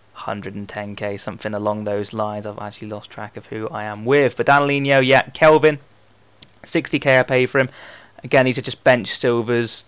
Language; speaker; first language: English; native; English